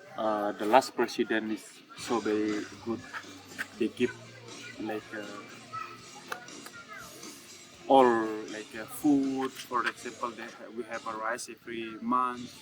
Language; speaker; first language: English; non-native, learner; Indonesian